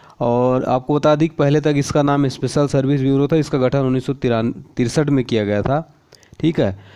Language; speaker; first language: Hindi; native; Hindi